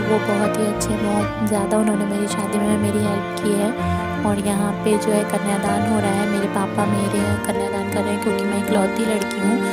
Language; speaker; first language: Hindi; non-native, local second language; Bangla